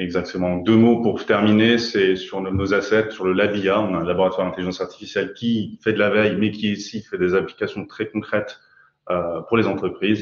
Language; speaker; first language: French; native; French